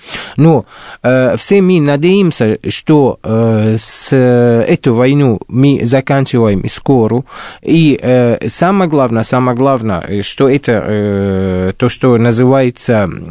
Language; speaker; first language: Russian; non-native, fluent; Arabic